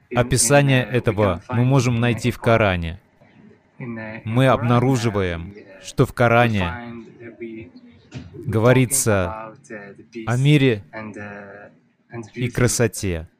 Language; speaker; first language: Russian; non-native, fluent; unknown